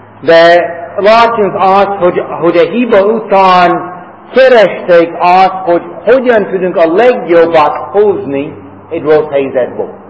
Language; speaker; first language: Hungarian; non-native, fluent; English